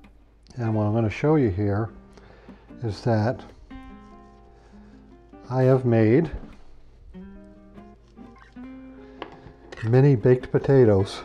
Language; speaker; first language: English; native; English